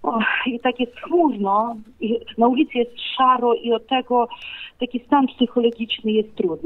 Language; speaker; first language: Polish; non-native, fluent; Ukrainian